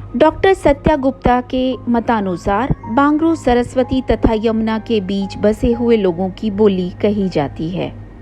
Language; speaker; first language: Hindi; native; Hindi